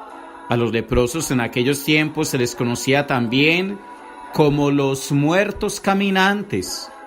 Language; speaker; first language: Spanish; native; Spanish